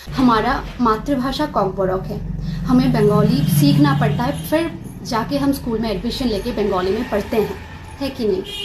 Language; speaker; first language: Hindi; non-native, local second language; Kok Borok